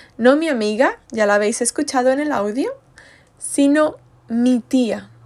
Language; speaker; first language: Spanish; native; Spanish